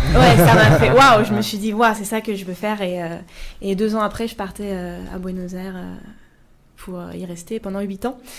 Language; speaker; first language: French; native; French